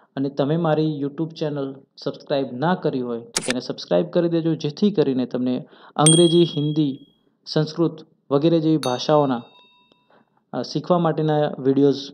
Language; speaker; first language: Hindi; non-native, local second language; Gujarati